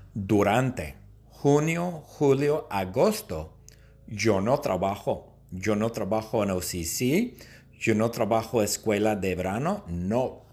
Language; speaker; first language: Spanish; non-native, fluent; English